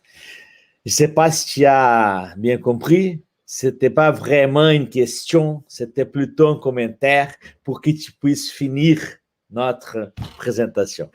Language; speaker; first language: French; non-native, fluent; Portuguese